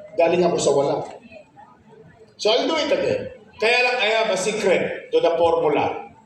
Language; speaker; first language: Filipino; native; Filipino